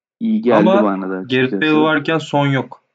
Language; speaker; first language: Turkish; native; Turkish